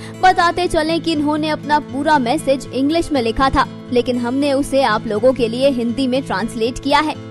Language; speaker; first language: Hindi; native; Hindi